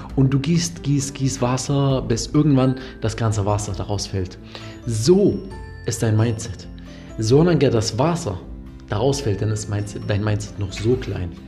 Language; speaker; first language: German; non-native, fluent; Arabic